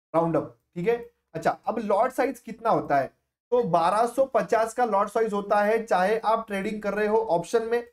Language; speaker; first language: Hindi; non-native, local second language; Marathi